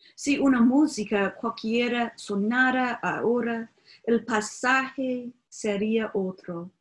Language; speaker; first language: Spanish; non-native, fluent; English